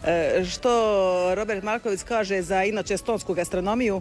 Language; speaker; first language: Serbian; native; Serbian